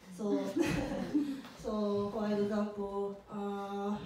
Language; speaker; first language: English; non-native, learner; Japanese